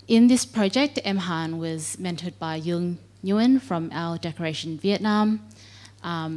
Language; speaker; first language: English; native; English